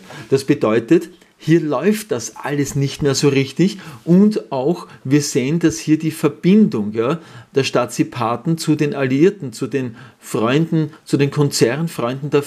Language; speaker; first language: German; native; German